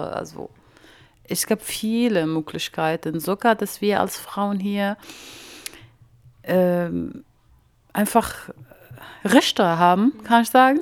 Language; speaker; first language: German; non-native, learner; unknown